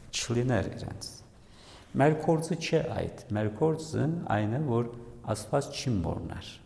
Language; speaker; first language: Armenian; early bilingual, heritage; Armenian